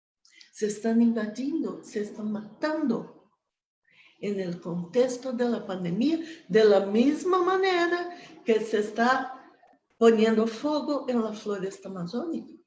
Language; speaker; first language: Spanish; non-native, fluent; Portuguese